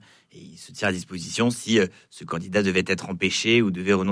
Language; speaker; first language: French; native; French